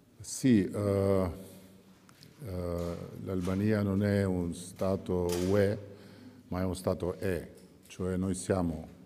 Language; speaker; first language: Italian; non-native, fluent; Albanian